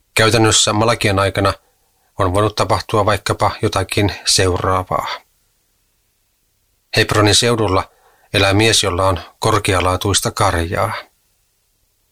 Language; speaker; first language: Finnish; native; Finnish